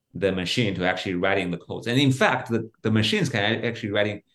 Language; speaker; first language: English; non-native, fluent; Chinese